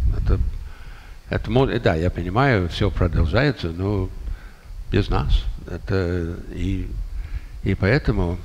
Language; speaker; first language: Russian; non-native, fluent; English